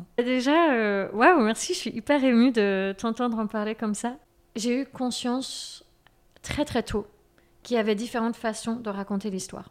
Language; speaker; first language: French; native; French